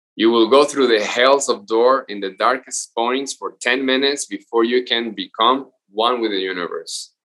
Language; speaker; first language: English; non-native, fluent; Spanish